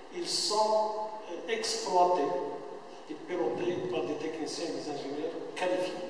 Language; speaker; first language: French; non-native, local second language; Arabic